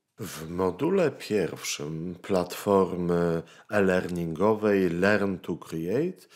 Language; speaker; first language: Polish; native; Polish